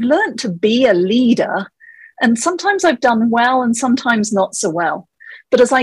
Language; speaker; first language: English; native; English